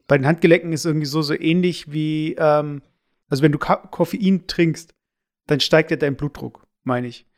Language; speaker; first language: German; native; German